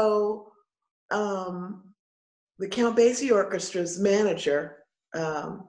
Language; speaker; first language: English; native; English